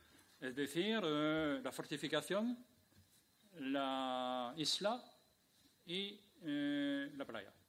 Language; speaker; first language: Spanish; non-native, fluent; French